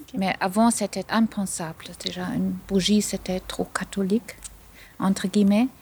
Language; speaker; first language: French; non-native, fluent; German